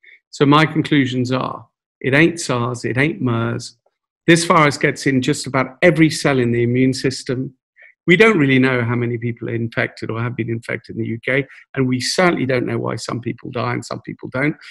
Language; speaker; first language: English; native; English